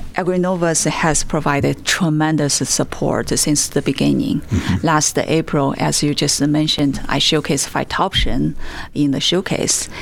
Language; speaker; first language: English; non-native, fluent; Chinese